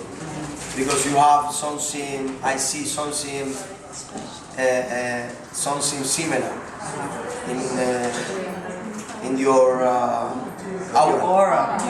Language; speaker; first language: English; non-native, learner; Spanish